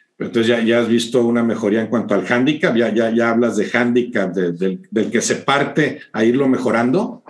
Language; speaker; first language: Spanish; native; Spanish